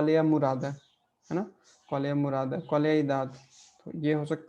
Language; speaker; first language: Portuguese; non-native, fluent; Hindi